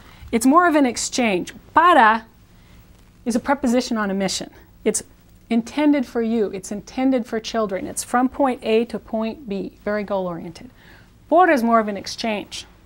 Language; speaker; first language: English; native; English